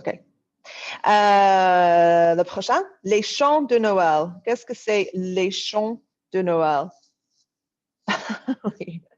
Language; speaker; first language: French; non-native, fluent; English